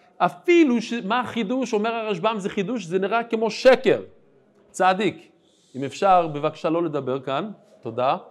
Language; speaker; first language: Hebrew; non-native, fluent; English